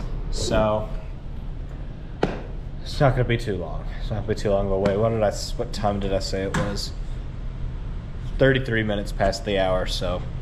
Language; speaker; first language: English; native; English